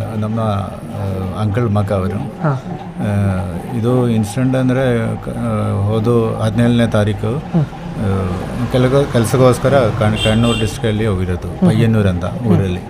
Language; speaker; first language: Kannada; non-native, local second language; Malayalam